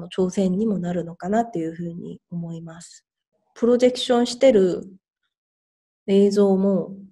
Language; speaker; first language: Japanese; non-native, fluent; Korean